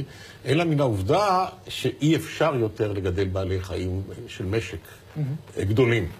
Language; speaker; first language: Hebrew; native; Hebrew